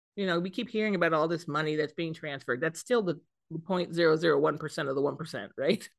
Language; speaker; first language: English; native; English